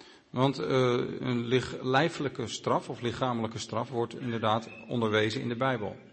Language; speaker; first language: Dutch; native; Dutch